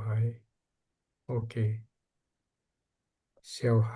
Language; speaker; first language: Chinese; non-native, learner; Indonesian